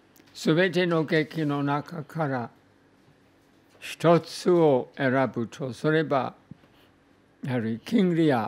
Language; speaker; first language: Japanese; non-native, fluent; English